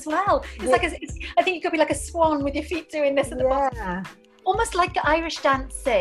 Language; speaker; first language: English; native; English